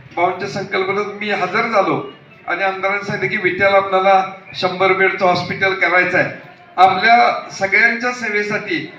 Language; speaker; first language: Marathi; native; Marathi